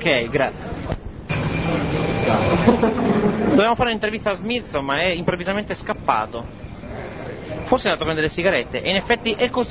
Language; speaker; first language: Italian; native; Italian